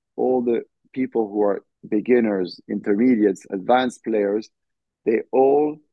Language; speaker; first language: English; non-native, fluent; French